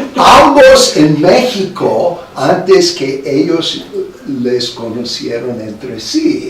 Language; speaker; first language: Spanish; non-native, fluent; English